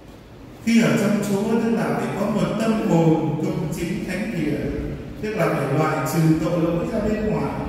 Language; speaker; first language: Vietnamese; native; Vietnamese